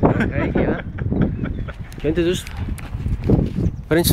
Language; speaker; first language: German; non-native, learner; Greek